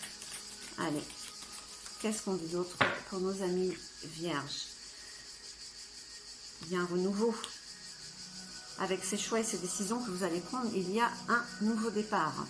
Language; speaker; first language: French; native; French